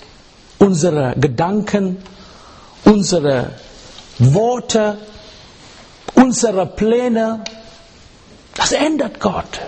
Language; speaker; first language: German; non-native, learner; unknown